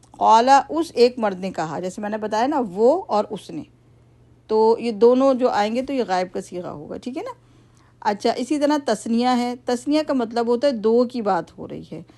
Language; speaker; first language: Urdu; native; Urdu